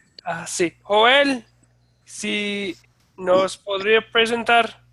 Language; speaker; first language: Spanish; non-native, fluent; English